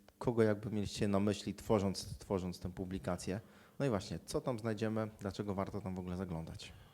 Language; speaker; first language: Polish; native; Polish